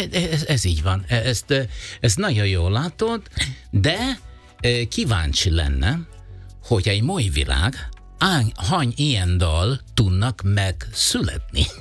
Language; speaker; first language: Hungarian; non-native, fluent; Italian